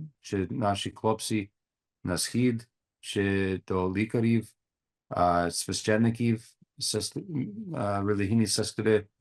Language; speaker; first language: Ukrainian; non-native, learner; English